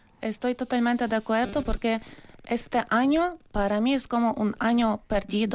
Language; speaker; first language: Spanish; non-native, learner; Ukrainian